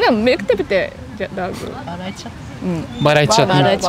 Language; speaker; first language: Kyrgyz; non-native, learner; Japanese